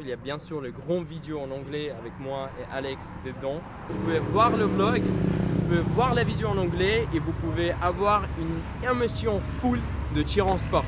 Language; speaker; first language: French; non-native, fluent; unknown